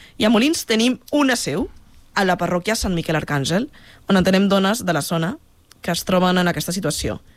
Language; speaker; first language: Catalan; non-native, fluent; Spanish